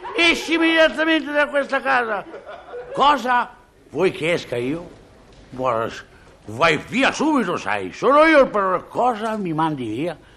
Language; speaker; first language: Italian; native; Italian